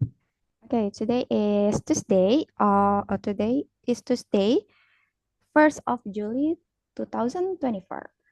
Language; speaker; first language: English; non-native, fluent; Indonesian